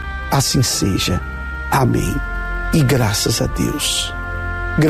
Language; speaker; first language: Portuguese; native; Portuguese